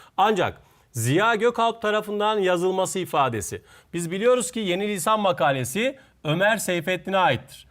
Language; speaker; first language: Turkish; native; Turkish